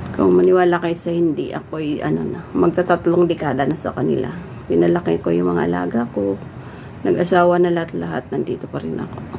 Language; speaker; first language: Filipino; native; Filipino